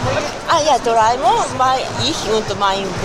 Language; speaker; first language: German; non-native, learner; Japanese